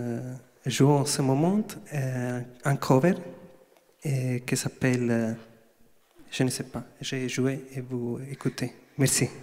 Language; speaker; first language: French; non-native, learner; Italian